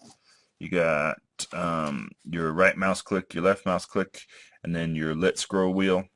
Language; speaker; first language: English; native; English